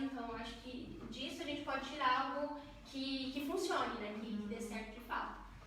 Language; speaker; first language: Portuguese; native; Portuguese